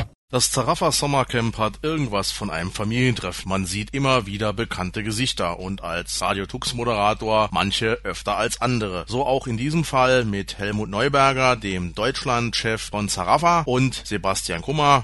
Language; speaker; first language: German; native; German